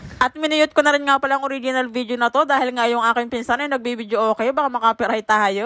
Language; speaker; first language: Filipino; native; Filipino